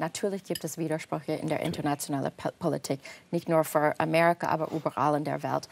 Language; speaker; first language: German; non-native, fluent; English